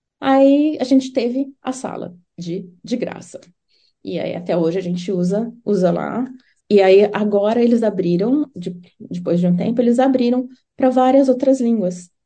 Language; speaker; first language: Portuguese; native; Portuguese